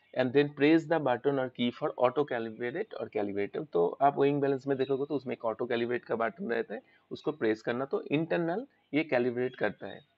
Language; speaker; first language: Hindi; non-native, local second language; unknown